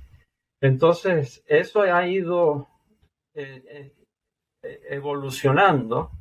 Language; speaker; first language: Spanish; non-native, fluent; English